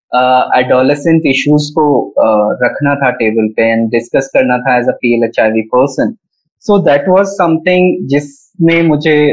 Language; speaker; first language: Hindi; native; Hindi